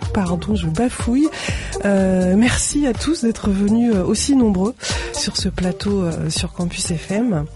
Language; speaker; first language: French; native; French